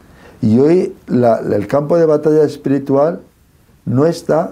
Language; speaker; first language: Spanish; native; Spanish